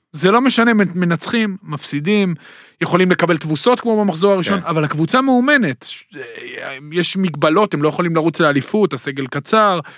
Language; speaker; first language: Hebrew; native; Hebrew